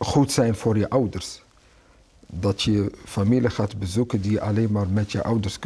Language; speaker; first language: Dutch; early bilingual, other home language; Arabic